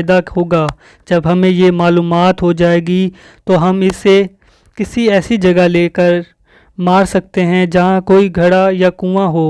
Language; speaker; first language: Urdu; native; Urdu